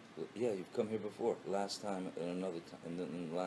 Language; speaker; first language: English; native; English